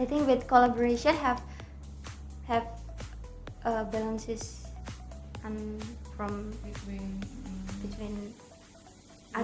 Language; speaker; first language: English; non-native, learner; Indonesian